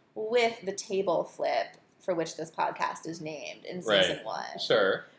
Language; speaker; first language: English; native; English